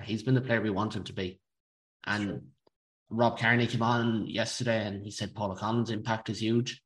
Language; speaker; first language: English; native; English